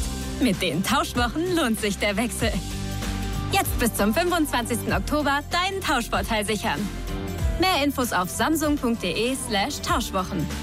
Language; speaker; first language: German; native; German